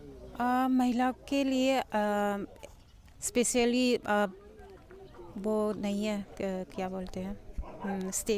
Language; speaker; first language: Hindi; non-native, local second language; Manipuri